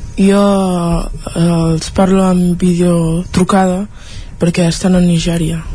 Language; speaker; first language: Catalan; early bilingual, other home language; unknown